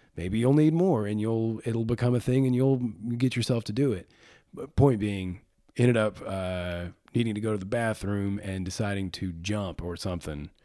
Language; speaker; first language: English; native; English